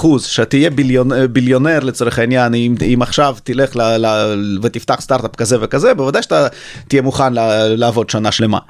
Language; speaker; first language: Hebrew; early bilingual, other home language; Russian